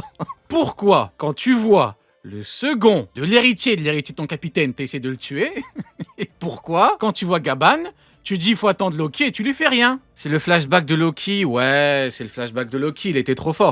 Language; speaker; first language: French; native; French